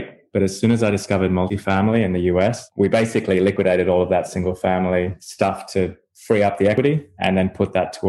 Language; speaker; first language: English; native; English